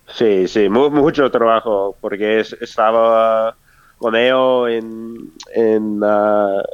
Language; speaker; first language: Spanish; non-native, fluent; English